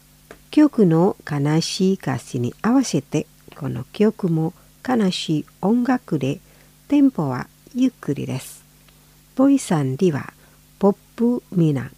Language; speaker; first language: Japanese; non-native, fluent; Indonesian